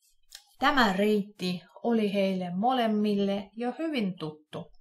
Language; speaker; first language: Finnish; non-native, fluent; Russian